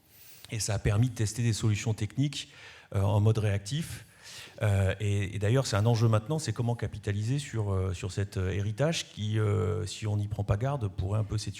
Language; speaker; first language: French; native; French